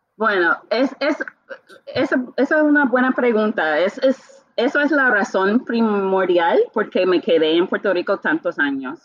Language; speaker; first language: Spanish; non-native, fluent; English